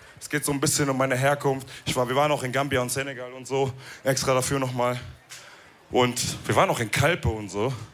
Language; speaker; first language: German; early bilingual, other home language; Wolof